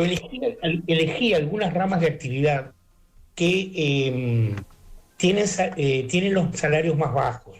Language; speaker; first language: Spanish; native; Spanish